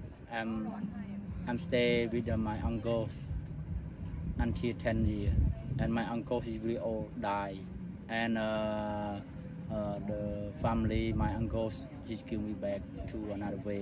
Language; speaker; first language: English; non-native, learner; Khmer